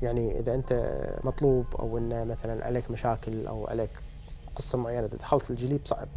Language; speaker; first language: Arabic; native; Arabic